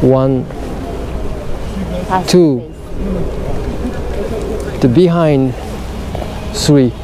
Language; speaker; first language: English; non-native, learner; Japanese